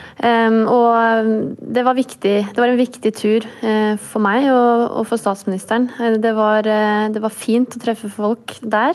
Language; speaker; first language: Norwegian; native; Norwegian